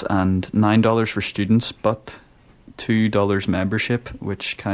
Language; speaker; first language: English; native; English